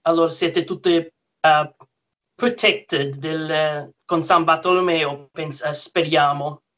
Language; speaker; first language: Italian; early bilingual, heritage; English